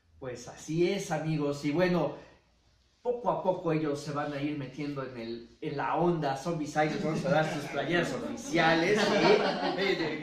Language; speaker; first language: Spanish; native; Spanish